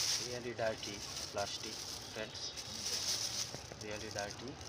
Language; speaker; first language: English; non-native, learner; Bangla